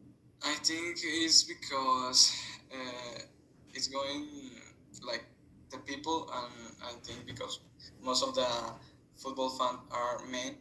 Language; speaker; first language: English; non-native, fluent; Spanish